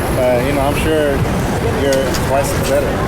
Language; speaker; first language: English; native; English